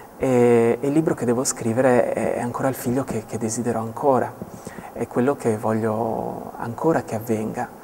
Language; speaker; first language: Italian; native; Italian